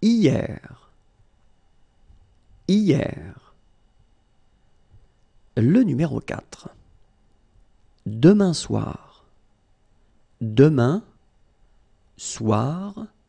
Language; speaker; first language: French; native; French